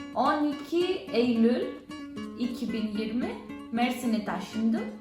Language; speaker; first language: Turkish; non-native, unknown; Catalan